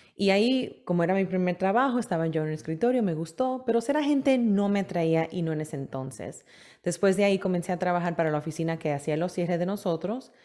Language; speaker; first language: Spanish; early bilingual, heritage; Spanish